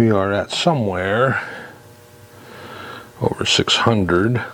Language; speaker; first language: English; native; English